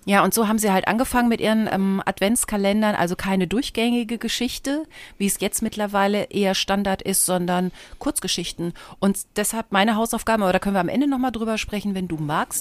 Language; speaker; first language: German; native; German